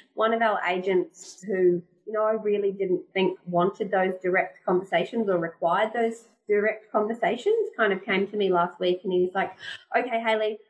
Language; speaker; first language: English; native; English